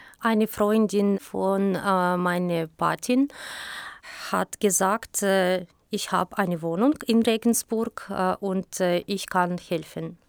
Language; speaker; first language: German; non-native, learner; Ukrainian